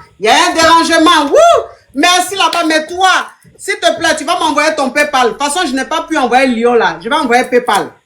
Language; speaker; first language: French; non-native, local second language; Lingala